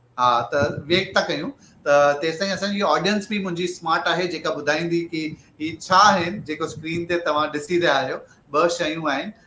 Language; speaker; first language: Sindhi; early bilingual, heritage; Sindhi